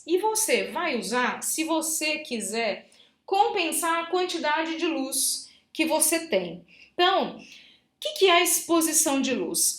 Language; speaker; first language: Portuguese; native; Portuguese